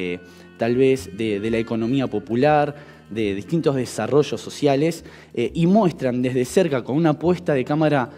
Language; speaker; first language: Spanish; native; Spanish